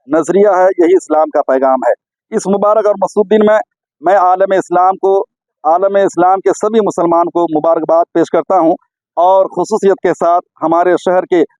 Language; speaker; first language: Urdu; non-native, local second language; Gujarati